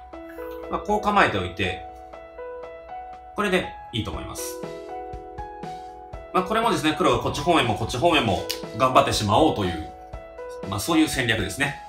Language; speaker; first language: Japanese; native; Japanese